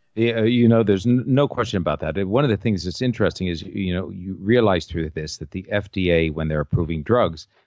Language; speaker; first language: English; native; English